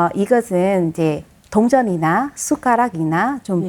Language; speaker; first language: Korean; non-native, fluent; Vietnamese